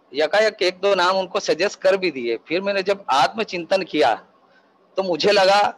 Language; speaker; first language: Hindi; native; Hindi